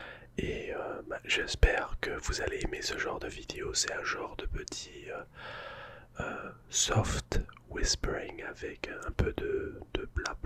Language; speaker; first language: French; non-native, fluent; English